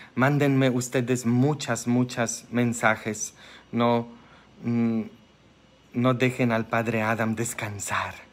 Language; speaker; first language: Spanish; non-native, fluent; Polish